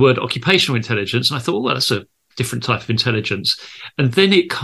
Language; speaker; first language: English; native; English